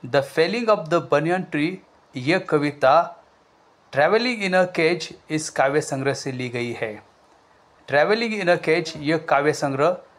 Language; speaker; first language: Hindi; non-native, local second language; Marathi